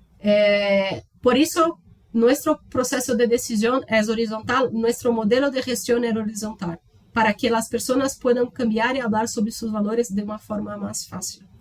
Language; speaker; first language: Spanish; non-native, learner; Portuguese